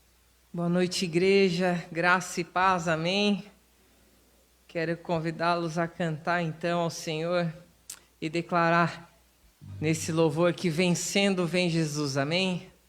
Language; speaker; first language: Portuguese; native; Portuguese